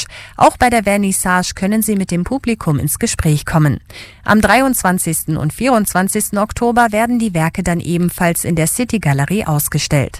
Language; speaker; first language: German; native; German